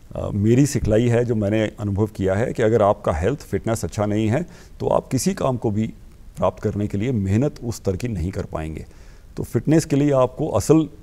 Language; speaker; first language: Hindi; native; Hindi